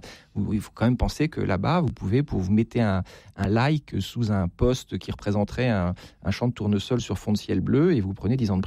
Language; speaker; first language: French; native; French